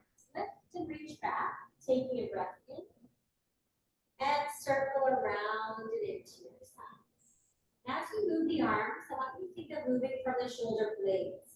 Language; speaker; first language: English; native; English